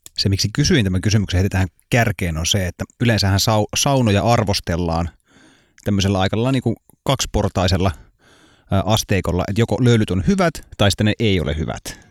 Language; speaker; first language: Finnish; native; Finnish